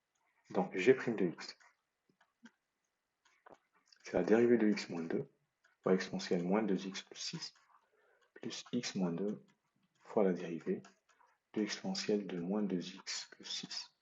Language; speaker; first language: French; native; French